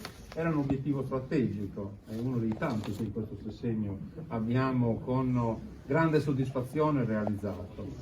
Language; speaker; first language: Italian; native; Italian